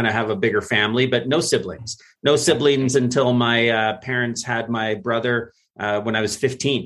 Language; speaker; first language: English; native; English